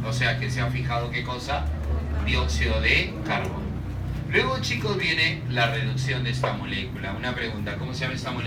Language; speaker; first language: Spanish; native; Spanish